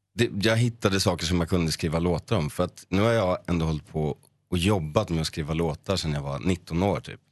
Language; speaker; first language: Swedish; native; Swedish